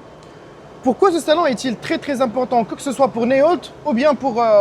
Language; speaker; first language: French; non-native, local second language; Arabic